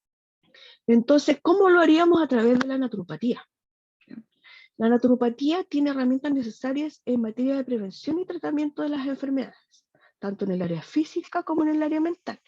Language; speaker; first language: Spanish; native; Spanish